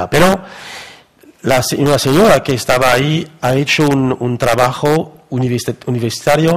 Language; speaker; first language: Spanish; non-native, fluent; French